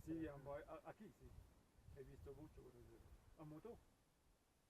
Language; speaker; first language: Spanish; non-native, learner; French